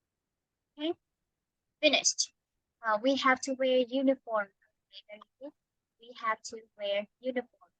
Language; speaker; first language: English; non-native, fluent; Vietnamese